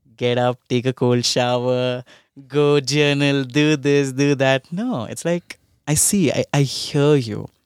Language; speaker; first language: English; non-native, local second language; Hindi